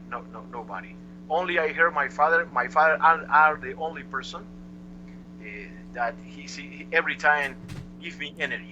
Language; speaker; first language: English; non-native, learner; Spanish